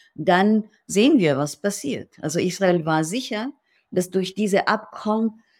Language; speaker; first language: German; non-native, fluent; Hebrew